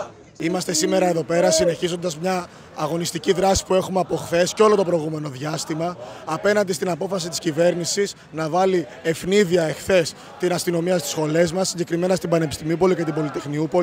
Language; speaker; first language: Greek; native; Greek